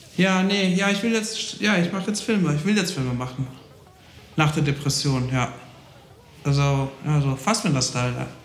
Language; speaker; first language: English; early bilingual, other home language; Persian